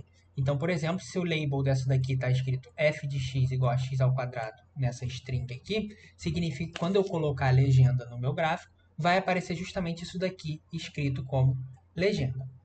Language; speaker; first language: Portuguese; native; Portuguese